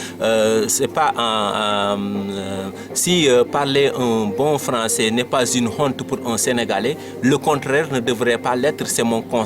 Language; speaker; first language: French; non-native, local second language; Wolof